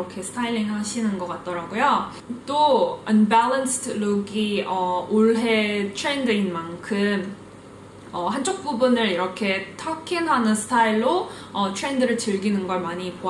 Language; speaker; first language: Korean; early bilingual, heritage; Korean